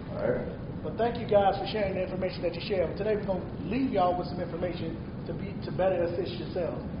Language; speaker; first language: English; native; English